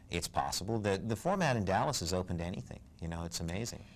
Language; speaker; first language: English; native; English